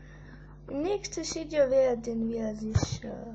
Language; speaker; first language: German; early bilingual, other home language; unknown